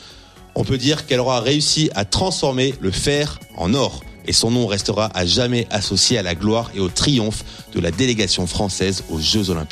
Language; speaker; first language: French; native; French